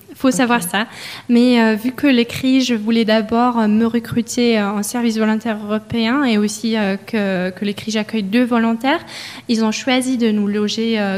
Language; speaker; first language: French; non-native, fluent; German